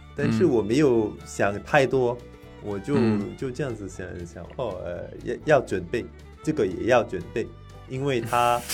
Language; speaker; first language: Chinese; non-native, learner; French